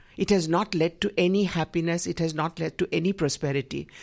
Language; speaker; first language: English; non-native, local second language; Gujarati